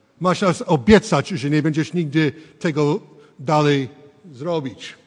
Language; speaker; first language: Polish; early bilingual, heritage; English